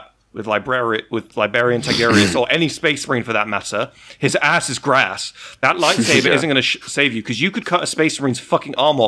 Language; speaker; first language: English; native; English